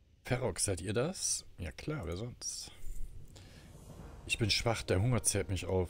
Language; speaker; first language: German; native; German